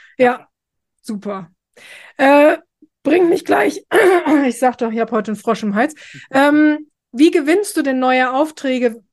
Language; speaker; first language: German; native; German